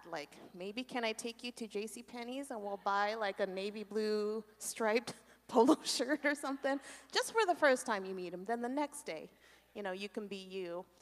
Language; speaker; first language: English; native; English